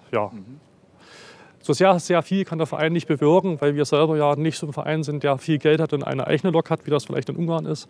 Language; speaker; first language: German; native; German